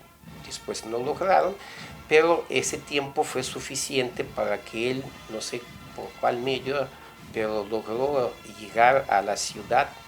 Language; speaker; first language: Spanish; non-native, fluent; Russian